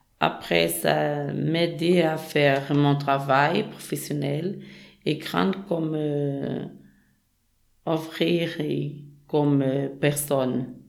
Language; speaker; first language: French; non-native, learner; Portuguese